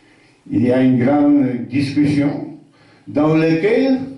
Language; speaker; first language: French; non-native, fluent; Polish